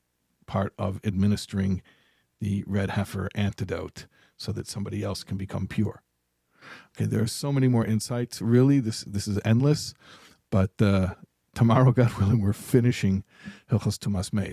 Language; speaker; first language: English; native; English